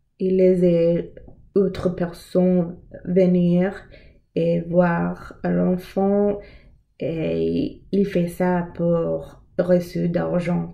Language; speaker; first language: French; non-native, learner; English